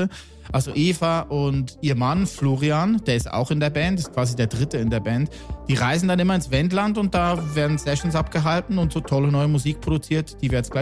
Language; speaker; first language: German; native; German